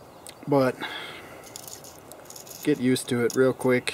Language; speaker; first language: English; native; English